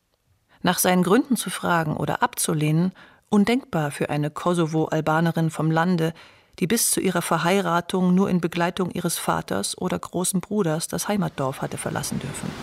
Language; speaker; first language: German; native; German